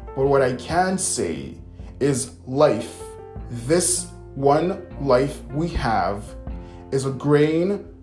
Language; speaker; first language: English; native; English